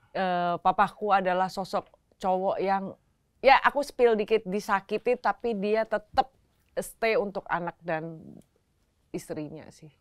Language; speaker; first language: Indonesian; native; Indonesian